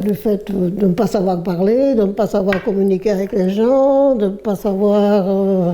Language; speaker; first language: French; early bilingual, other home language; Italian